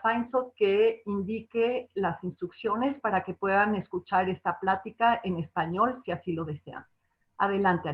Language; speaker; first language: Spanish; native; Spanish